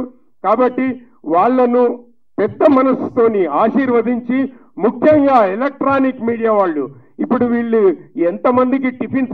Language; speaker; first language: Telugu; native; Telugu